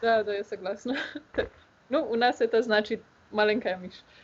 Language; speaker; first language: Russian; non-native, learner; Slovenian